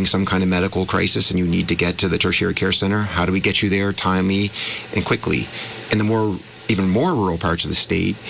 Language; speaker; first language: English; native; English